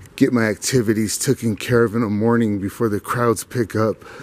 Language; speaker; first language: English; native; English